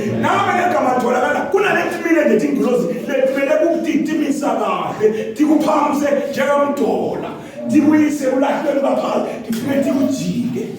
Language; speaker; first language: Zulu; non-native, local second language; Swati